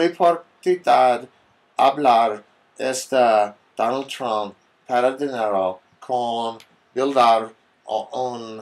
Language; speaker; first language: Spanish; non-native, learner; English